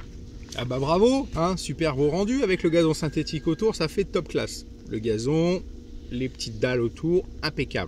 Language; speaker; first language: French; native; French